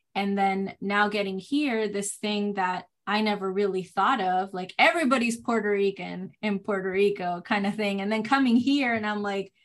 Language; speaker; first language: English; non-native, fluent; Spanish